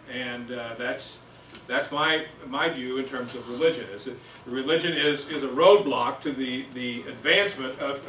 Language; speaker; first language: English; native; English